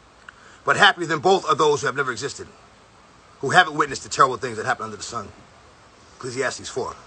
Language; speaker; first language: English; native; English